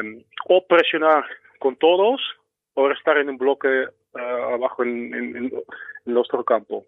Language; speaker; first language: Spanish; non-native, fluent; Dutch